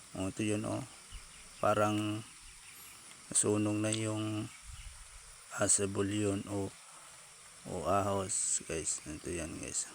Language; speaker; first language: Filipino; non-native, local second language; Cebuano